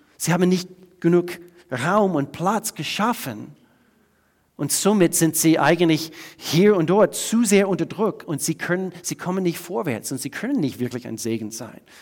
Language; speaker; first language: German; non-native, fluent; English